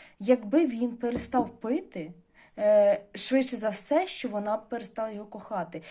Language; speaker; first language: Ukrainian; non-native, local second language; Russian